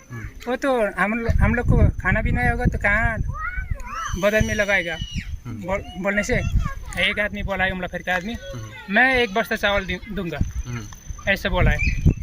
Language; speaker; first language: Hindi; non-native, local second language; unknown